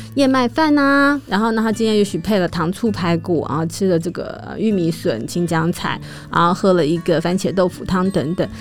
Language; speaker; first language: Chinese; native; Chinese